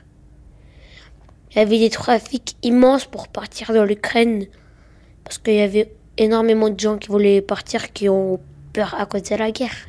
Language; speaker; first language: French; early bilingual, other home language; Ukrainian